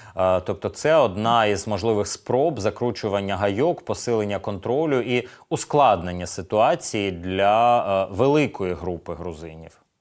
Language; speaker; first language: Ukrainian; native; Ukrainian